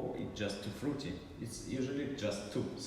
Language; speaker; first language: English; non-native, learner; Russian